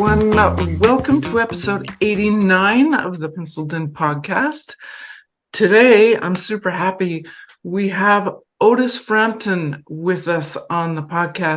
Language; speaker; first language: English; non-native, fluent; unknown